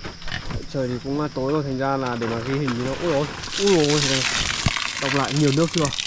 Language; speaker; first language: Vietnamese; native; Vietnamese